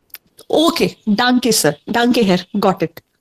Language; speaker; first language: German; non-native, learner; Hindi